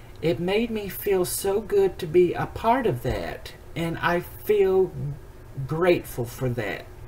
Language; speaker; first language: English; native; English